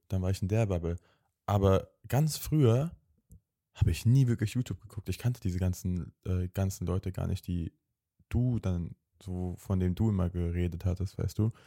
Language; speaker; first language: German; native; German